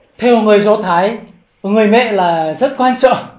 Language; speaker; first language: Vietnamese; non-native, learner; Korean